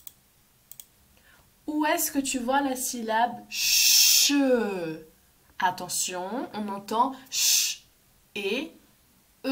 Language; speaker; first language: French; native; French